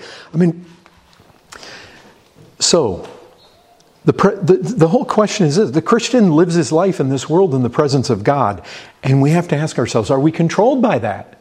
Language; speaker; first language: English; native; English